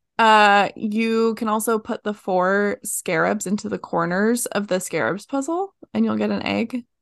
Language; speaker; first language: English; native; English